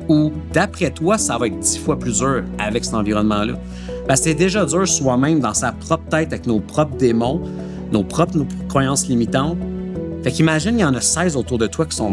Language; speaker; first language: French; native; French